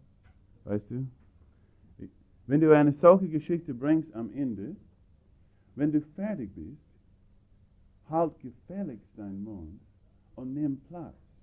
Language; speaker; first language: German; non-native, fluent; English